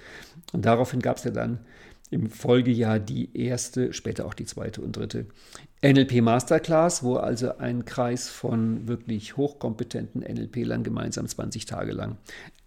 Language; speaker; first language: German; native; German